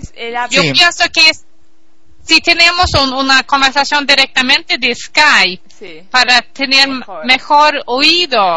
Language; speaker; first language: Spanish; non-native, learner; Swedish